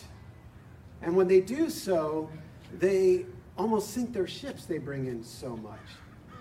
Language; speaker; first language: English; native; English